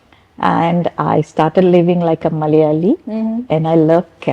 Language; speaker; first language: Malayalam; non-native, fluent; Tamil